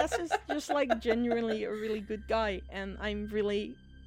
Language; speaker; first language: English; non-native, fluent; Dutch